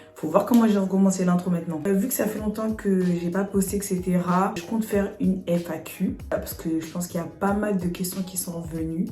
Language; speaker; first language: French; native; French